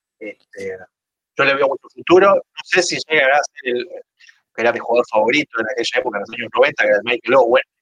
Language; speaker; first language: Spanish; native; Spanish